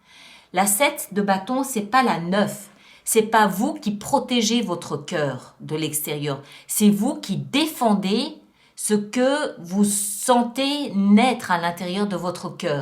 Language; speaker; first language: French; native; French